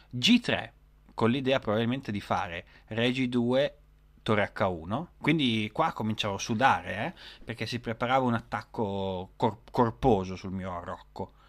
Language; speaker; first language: Italian; native; Italian